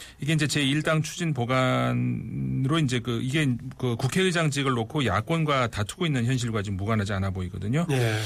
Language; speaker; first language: Korean; native; Korean